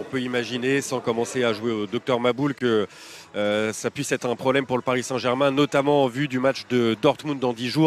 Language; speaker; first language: French; native; French